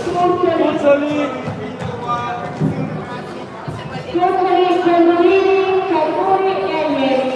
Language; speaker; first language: Italian; native; Italian